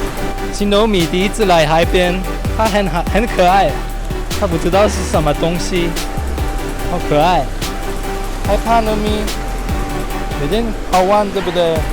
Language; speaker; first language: Chinese; non-native, fluent; French